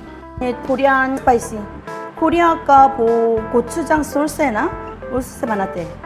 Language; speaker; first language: Hindi; non-native, learner; Korean